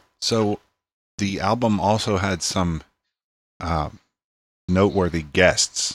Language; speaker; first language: English; non-native, learner; Italian